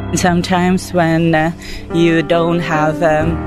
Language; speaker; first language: English; non-native, fluent; Belarusian